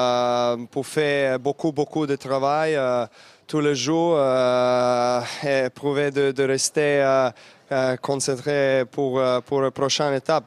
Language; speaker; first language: French; non-native, learner; Serbian